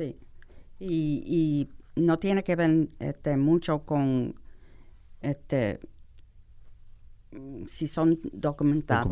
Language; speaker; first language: Spanish; non-native, fluent; English